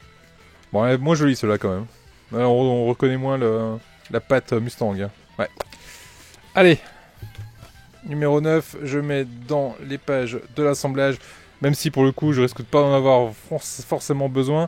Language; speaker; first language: French; native; French